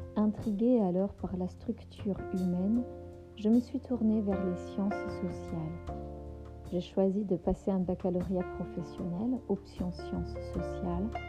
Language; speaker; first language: French; non-native, fluent; German